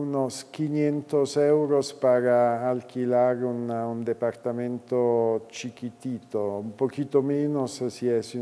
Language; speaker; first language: Spanish; non-native, fluent; Italian